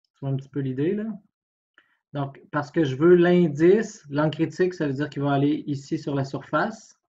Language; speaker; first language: French; native; French